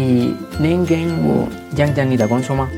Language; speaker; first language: Chinese; non-native, fluent; Spanish